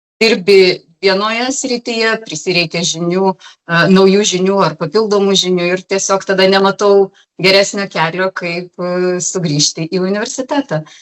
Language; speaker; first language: Lithuanian; non-native, local second language; Polish